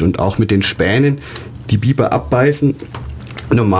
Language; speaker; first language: German; native; German